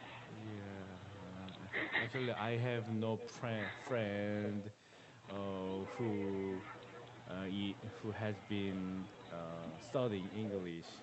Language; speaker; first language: English; non-native, learner; Korean